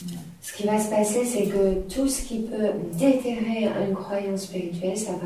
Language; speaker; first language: French; native; French